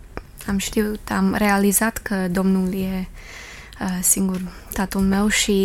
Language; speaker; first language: Romanian; early bilingual, heritage; Romanian